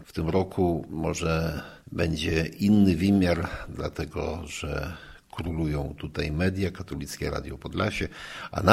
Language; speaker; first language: Polish; native; Polish